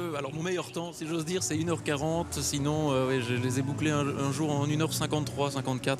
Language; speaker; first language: French; native; French